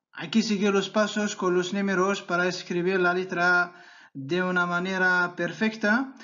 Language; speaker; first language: Spanish; non-native, fluent; Arabic